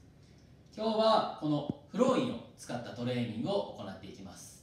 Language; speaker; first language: Japanese; native; Japanese